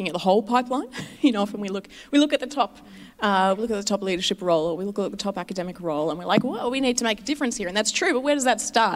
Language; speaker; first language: English; native; English